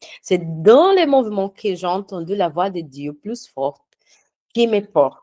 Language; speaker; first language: French; non-native, fluent; Portuguese